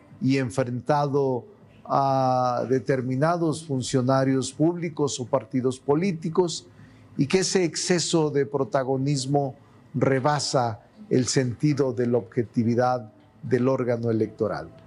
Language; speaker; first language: Spanish; native; Spanish